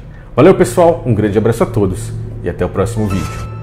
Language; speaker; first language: Portuguese; native; Portuguese